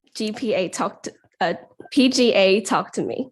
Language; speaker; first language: English; non-native, learner; Chinese